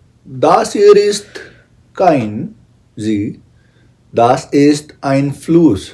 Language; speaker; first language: German; non-native, learner; Hindi